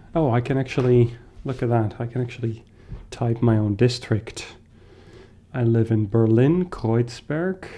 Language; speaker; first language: English; non-native, fluent; Dutch